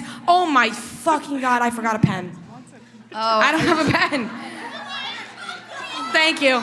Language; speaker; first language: English; native; English